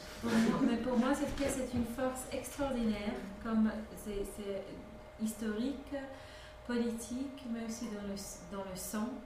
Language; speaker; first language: French; non-native, fluent; English